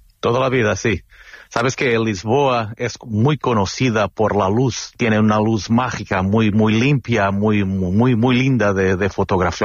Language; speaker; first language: Spanish; non-native, fluent; Portuguese